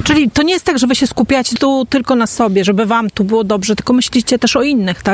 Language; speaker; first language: Polish; native; Polish